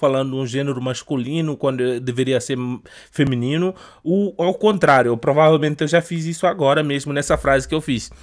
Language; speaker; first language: Portuguese; non-native, fluent; Upper Guinea Crioulo